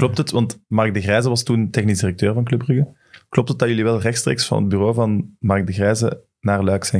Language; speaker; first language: Dutch; native; Dutch